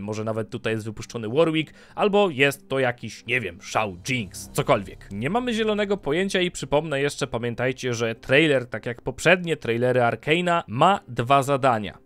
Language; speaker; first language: Polish; native; Polish